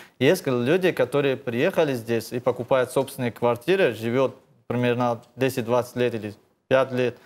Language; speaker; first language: Russian; non-native, learner; Tajik